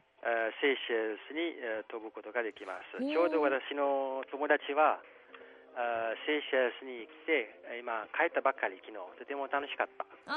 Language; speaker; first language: Japanese; non-native, fluent; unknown